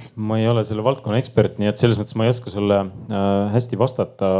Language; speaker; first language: Estonian; native; Estonian